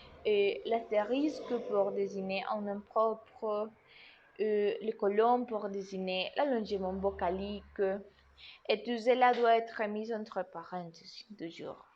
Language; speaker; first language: French; non-native, learner; Spanish